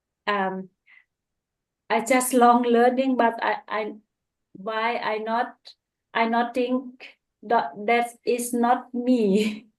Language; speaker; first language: English; non-native, learner; Thai